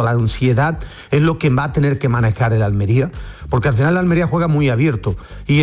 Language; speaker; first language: Spanish; native; Spanish